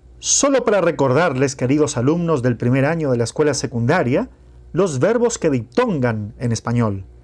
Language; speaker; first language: Spanish; non-native, fluent; Portuguese